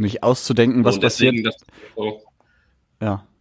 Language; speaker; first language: German; native; German